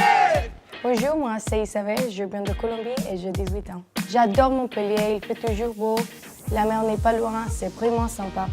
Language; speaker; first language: French; non-native, fluent; Spanish